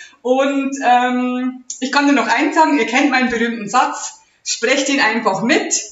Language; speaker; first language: German; native; German